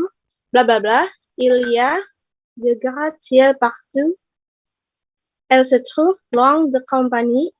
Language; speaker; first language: French; non-native, learner; Indonesian